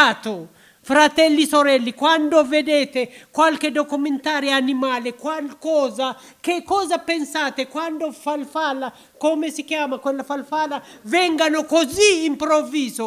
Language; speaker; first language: Italian; non-native, learner; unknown